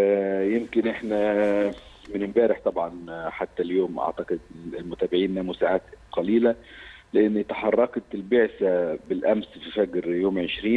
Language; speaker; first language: Arabic; native; Arabic